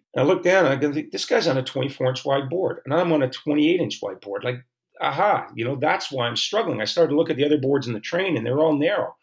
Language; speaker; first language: English; native; English